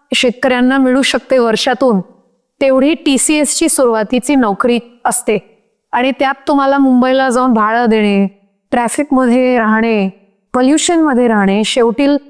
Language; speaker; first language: Marathi; non-native, local second language; Hindi